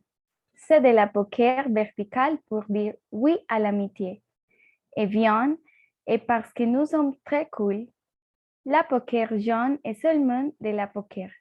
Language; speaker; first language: French; non-native, learner; Spanish